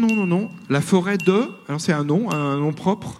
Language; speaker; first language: French; native; French